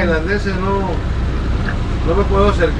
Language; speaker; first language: Spanish; native; Spanish